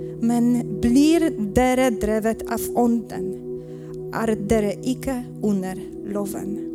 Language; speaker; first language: Norwegian; non-native, learner; Polish